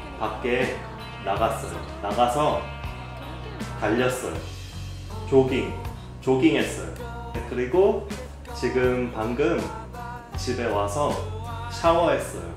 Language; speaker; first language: Korean; non-native, learner; English